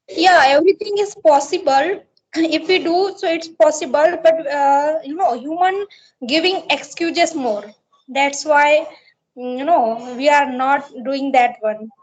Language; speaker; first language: English; non-native, learner; Marathi